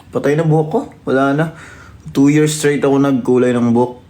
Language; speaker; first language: Filipino; non-native, local second language; Cebuano